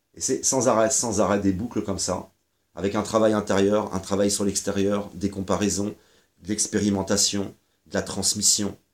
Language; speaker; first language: French; native; French